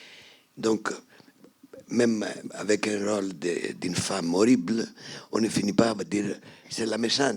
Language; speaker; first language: French; non-native, fluent; Greek